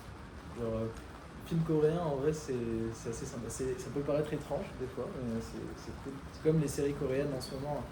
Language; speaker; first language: French; native; French